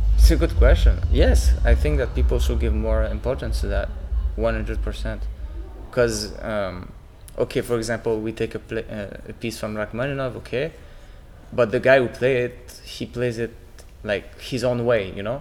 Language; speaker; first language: English; non-native, fluent; French